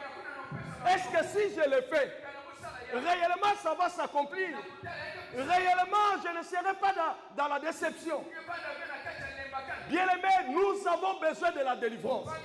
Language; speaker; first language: French; non-native, local second language; Lingala